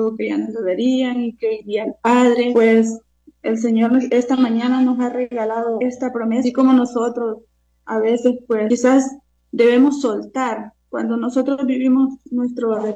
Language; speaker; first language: Spanish; native; Spanish